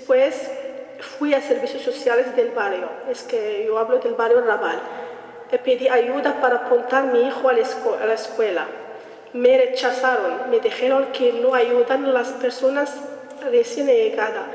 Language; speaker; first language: Spanish; non-native, learner; Arabic